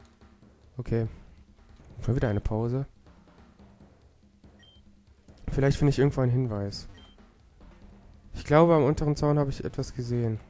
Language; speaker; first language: German; native; German